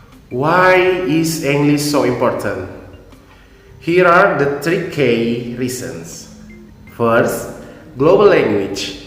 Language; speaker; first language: English; non-native, fluent; Indonesian